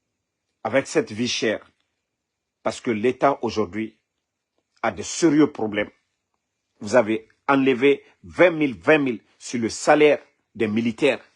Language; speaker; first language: French; non-native, local second language; Mandingo